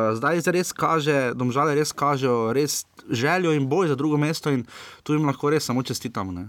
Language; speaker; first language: Slovenian; native; Slovenian